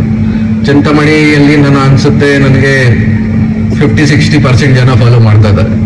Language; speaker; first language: Kannada; non-native, local second language; Hindi